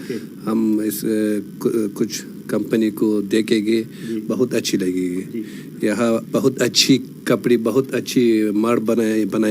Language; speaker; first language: Hindi; non-native, learner; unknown